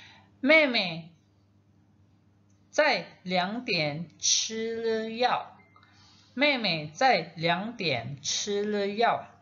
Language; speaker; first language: Chinese; non-native, fluent; Indonesian